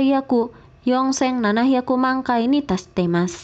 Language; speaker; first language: Japanese; non-native, fluent; Indonesian